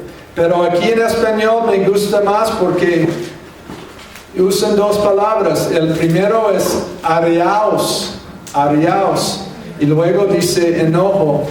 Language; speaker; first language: Spanish; non-native, fluent; English